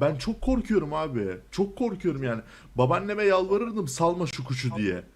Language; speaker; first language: Turkish; native; Turkish